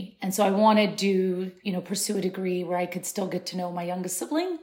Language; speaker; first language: English; early bilingual, other home language; Arabic